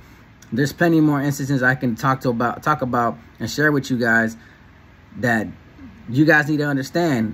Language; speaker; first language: English; native; English